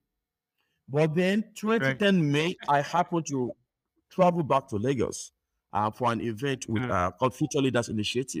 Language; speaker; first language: English; non-native, local second language; Yoruba